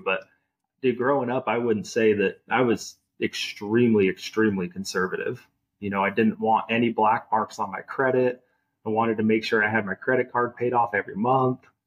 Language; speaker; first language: English; native; English